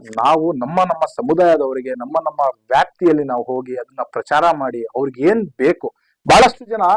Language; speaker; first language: Kannada; non-native, local second language; Urdu